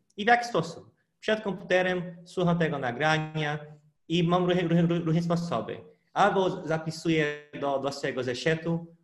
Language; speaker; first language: Polish; non-native, fluent; Portuguese